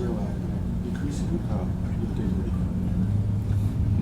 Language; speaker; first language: Japanese; non-native, fluent; English